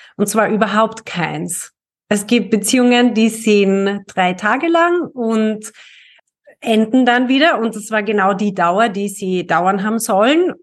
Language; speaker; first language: German; native; German